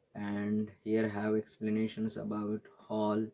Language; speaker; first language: English; non-native, local second language; Marathi